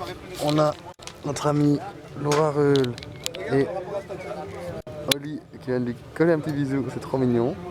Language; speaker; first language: French; native; French